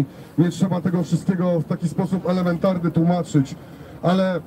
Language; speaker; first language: Polish; native; Polish